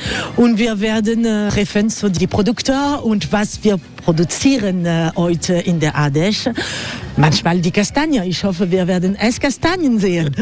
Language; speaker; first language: German; non-native, fluent; French